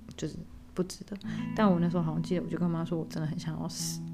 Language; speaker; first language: Chinese; early bilingual, other home language; English